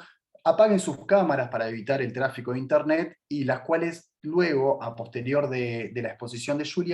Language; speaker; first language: Spanish; native; Spanish